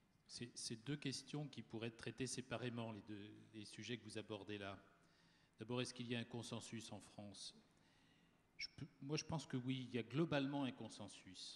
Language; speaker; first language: French; native; French